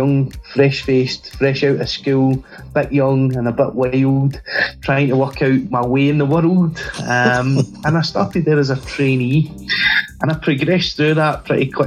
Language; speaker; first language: English; native; English